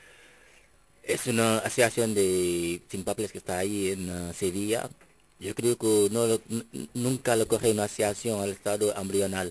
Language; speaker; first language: Spanish; non-native, fluent; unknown